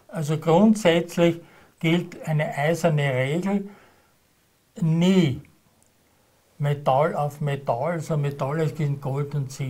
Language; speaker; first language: German; native; German